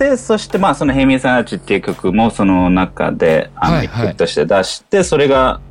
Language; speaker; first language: Japanese; early bilingual, heritage; German